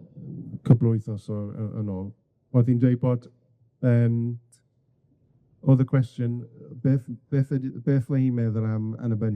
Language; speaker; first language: Welsh; non-native, fluent; English